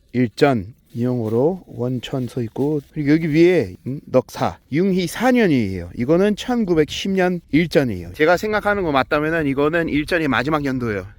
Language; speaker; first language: Korean; non-native, fluent; English